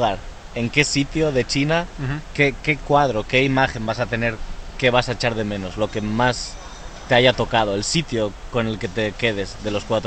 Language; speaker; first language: Spanish; native; Spanish